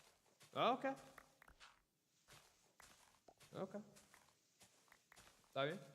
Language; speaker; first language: Spanish; early bilingual, heritage; Spanish